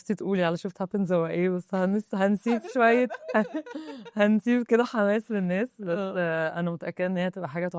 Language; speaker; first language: Arabic; native; Arabic